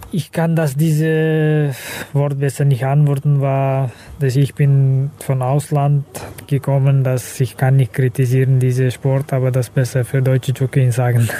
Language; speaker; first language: German; non-native, learner; Kazakh